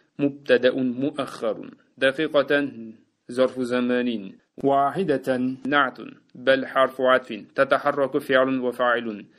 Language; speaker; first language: Arabic; non-native, fluent; Uzbek